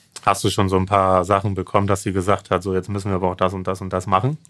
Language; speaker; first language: German; native; German